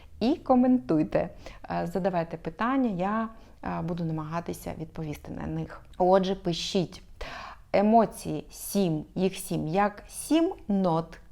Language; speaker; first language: Ukrainian; non-native, local second language; Russian